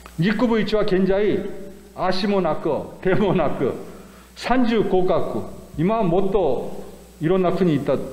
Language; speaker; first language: Japanese; non-native, fluent; Korean